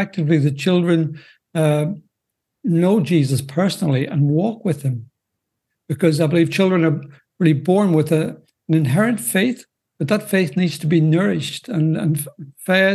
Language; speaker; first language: English; native; English